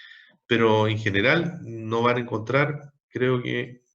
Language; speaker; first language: Spanish; native; Spanish